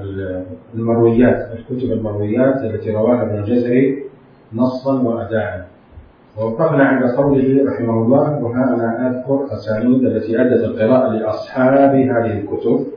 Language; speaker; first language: Arabic; native; Arabic